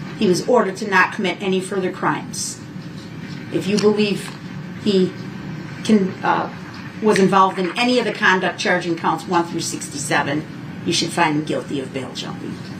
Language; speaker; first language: English; native; English